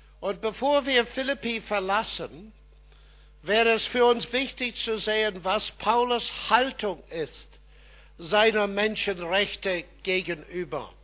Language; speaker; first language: German; non-native, fluent; English